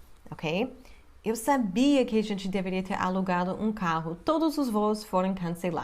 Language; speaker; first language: Portuguese; non-native, fluent; English